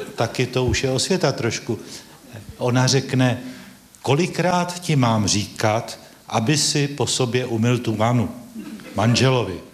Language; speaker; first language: Czech; native; Czech